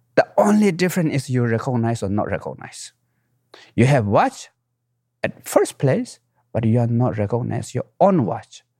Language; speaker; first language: English; non-native, local second language; Tibetan